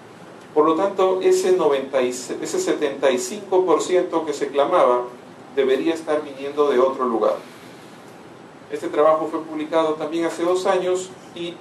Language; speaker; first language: Spanish; native; Spanish